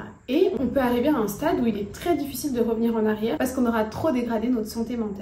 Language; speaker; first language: French; native; French